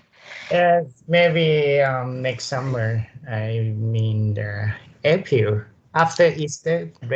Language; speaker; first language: English; non-native, learner; Thai